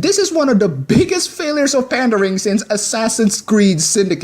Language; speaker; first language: English; non-native, fluent; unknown